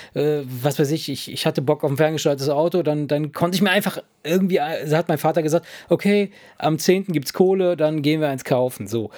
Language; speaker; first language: German; early bilingual, other home language; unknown